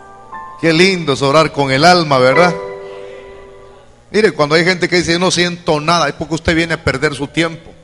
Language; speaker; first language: Spanish; native; Spanish